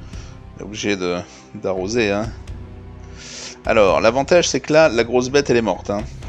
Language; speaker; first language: French; native; French